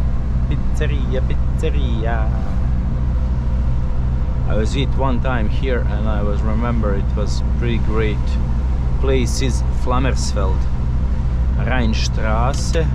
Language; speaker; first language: English; non-native, learner; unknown